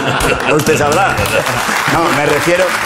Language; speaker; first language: Spanish; native; Spanish